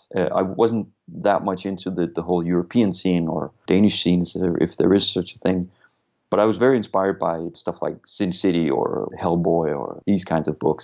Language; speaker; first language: English; non-native, fluent; Danish